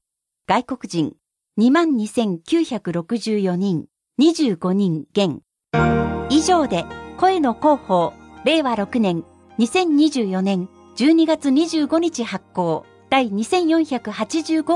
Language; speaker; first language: Japanese; native; Japanese